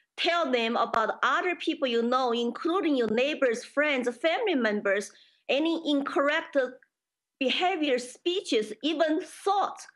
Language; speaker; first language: English; non-native, fluent; Chinese